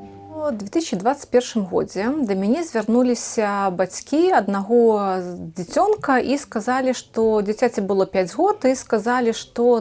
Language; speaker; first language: Belarusian; non-native, local second language; Russian